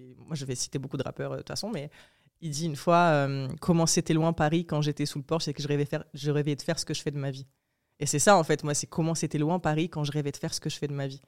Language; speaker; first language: French; early bilingual, other home language; Arabic